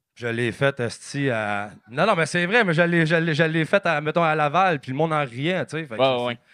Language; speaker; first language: French; native; French